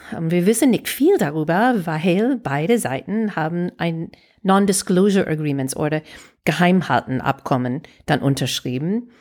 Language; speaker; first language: German; non-native, fluent; English